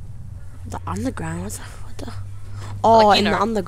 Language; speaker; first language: English; native; English